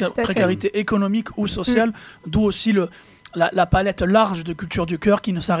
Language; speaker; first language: French; native; French